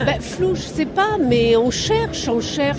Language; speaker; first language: French; native; French